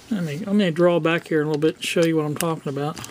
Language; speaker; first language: English; native; English